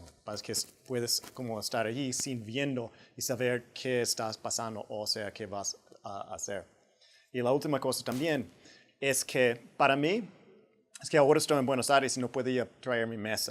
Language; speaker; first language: Spanish; non-native, fluent; English